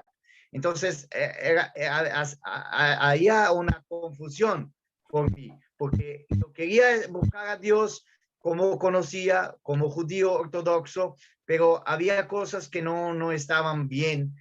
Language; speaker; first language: Spanish; non-native, fluent; Portuguese